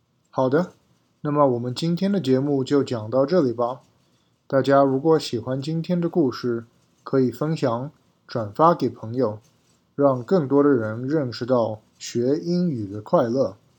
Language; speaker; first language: Chinese; native; Chinese